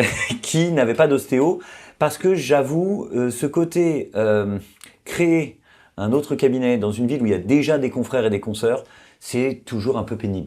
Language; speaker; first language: French; native; French